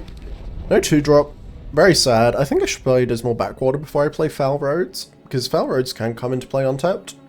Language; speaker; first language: English; native; English